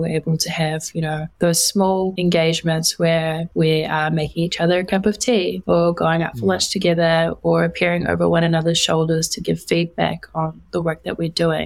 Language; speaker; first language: English; native; English